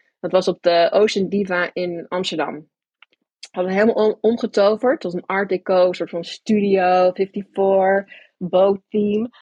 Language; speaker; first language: Dutch; early bilingual, other home language; English